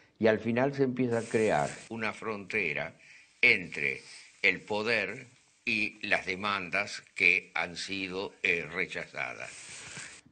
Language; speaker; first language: Spanish; native; Spanish